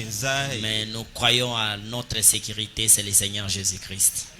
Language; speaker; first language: Haitian Creole; non-native, local second language; Lingala